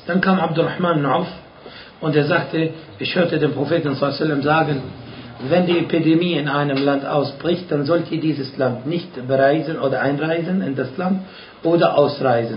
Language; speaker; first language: German; non-native, fluent; Arabic